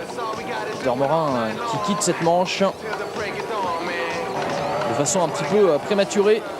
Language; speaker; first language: French; native; French